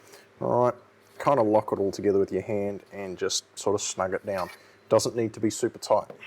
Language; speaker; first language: English; native; English